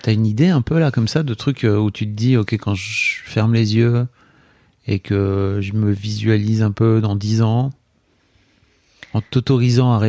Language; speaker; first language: French; native; French